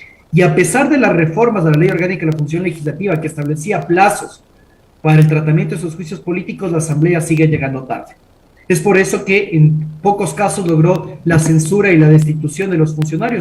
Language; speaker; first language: Spanish; native; Spanish